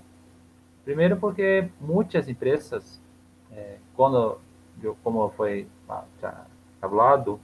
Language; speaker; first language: Spanish; non-native, learner; Portuguese